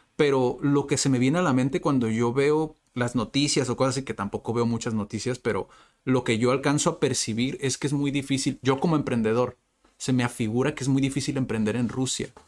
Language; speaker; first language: Spanish; native; Spanish